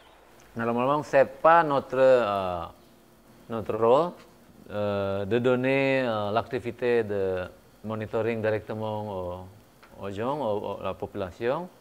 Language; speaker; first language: French; non-native, fluent; Indonesian